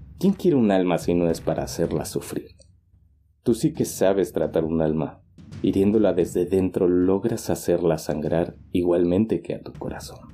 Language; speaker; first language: Spanish; native; Spanish